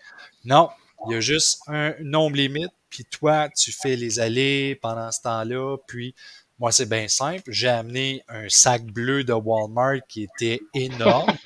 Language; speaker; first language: French; native; French